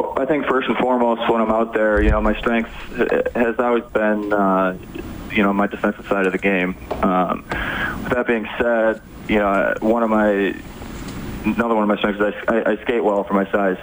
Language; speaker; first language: English; native; English